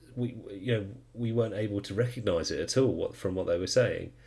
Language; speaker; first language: English; native; English